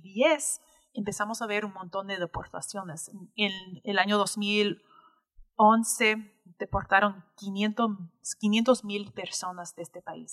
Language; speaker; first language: Spanish; early bilingual, heritage; English